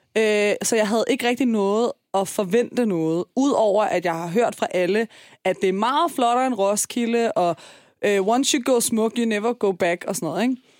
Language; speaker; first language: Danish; early bilingual, other home language; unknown